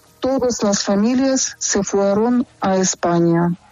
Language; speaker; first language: Spanish; non-native, fluent; Ukrainian